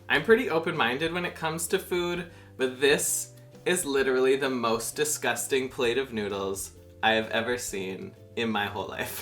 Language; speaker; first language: English; native; English